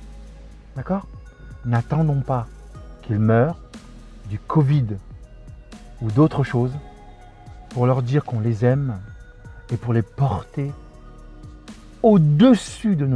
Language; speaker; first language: French; early bilingual, other home language; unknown